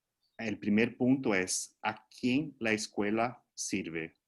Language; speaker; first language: Spanish; non-native, fluent; Portuguese